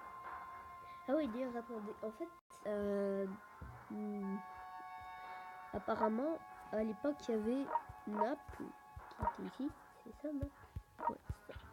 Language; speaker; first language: French; native; French